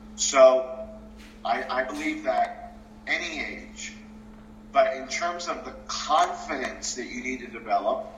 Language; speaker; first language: English; early bilingual, other home language; Spanish